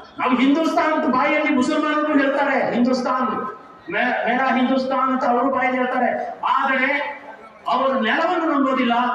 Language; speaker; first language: Kannada; non-native, local second language; Kodava